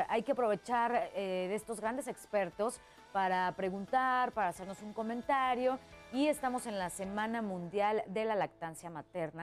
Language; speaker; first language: Spanish; native; Spanish